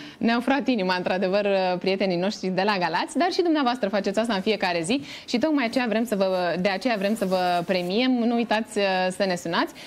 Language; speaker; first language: Romanian; native; Romanian